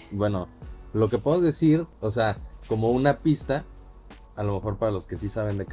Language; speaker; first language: Spanish; native; Spanish